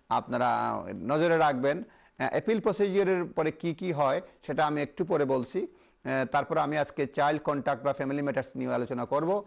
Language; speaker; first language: Bangla; native; Bangla